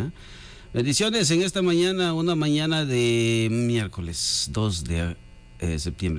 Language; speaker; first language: Spanish; native; Spanish